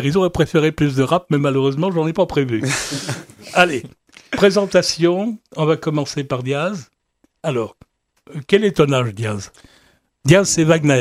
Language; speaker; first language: French; native; French